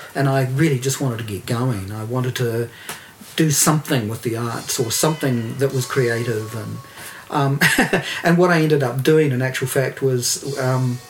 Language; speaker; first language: English; native; English